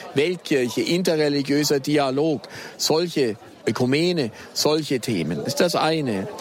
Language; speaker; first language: German; native; German